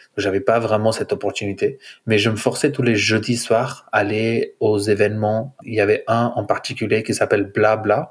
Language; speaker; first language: French; non-native, fluent; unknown